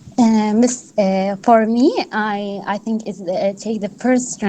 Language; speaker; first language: English; non-native, learner; Arabic